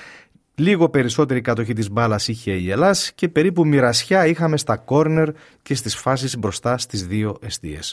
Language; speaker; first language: Greek; native; Greek